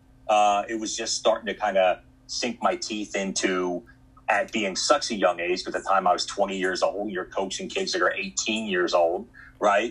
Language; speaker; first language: English; native; English